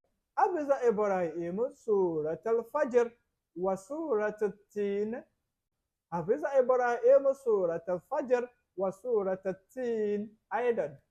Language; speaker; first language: Arabic; non-native, fluent; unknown